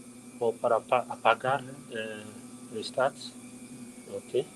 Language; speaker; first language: Spanish; non-native, learner; Igbo